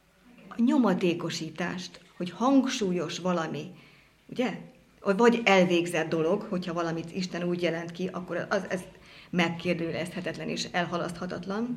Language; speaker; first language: Hungarian; native; Hungarian